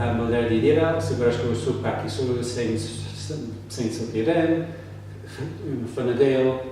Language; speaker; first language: Basque; non-native, learner; English